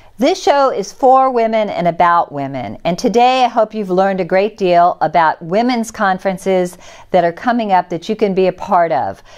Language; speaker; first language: English; native; English